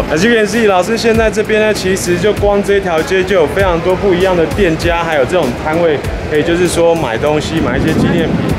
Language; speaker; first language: Chinese; native; Chinese